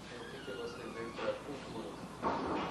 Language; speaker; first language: Portuguese; non-native, fluent; English